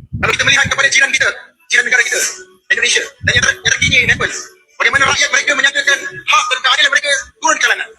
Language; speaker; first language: Malay; native; Malay